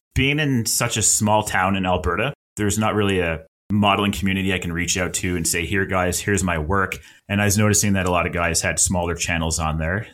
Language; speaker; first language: English; native; English